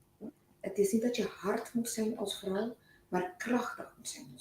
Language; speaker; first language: Dutch; non-native, local second language; Papiamento